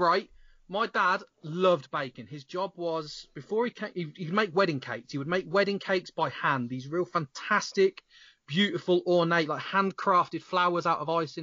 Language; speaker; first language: English; native; English